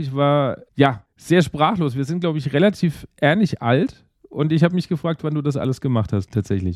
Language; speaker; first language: German; native; German